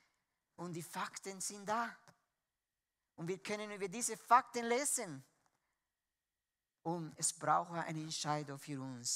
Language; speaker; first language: German; non-native, fluent; Spanish